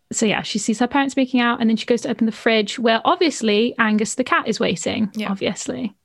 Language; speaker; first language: English; native; English